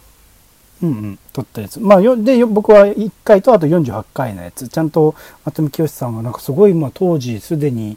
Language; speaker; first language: Japanese; native; Japanese